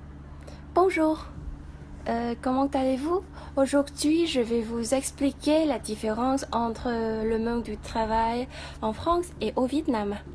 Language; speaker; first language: French; non-native, fluent; Vietnamese